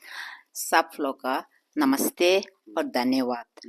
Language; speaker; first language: Hindi; non-native, local second language; Tibetan